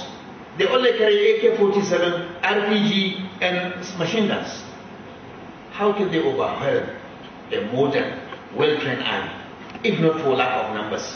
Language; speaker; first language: English; non-native, local second language; Hausa